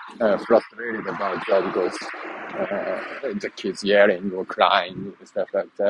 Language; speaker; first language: English; non-native, learner; Japanese